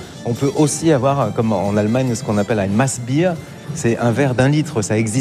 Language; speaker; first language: French; native; French